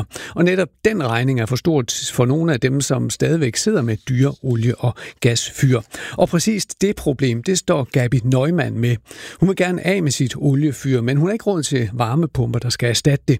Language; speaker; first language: Danish; native; Danish